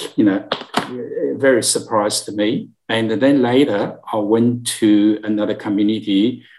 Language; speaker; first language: English; non-native, learner; Chinese